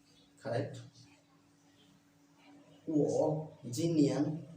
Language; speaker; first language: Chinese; non-native, learner; Bangla